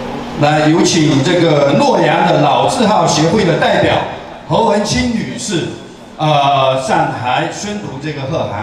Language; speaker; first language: Chinese; native; Chinese